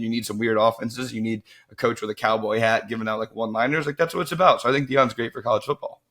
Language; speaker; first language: English; native; English